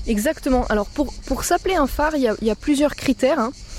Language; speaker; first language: French; native; French